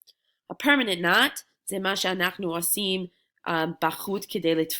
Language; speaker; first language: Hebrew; non-native, fluent; English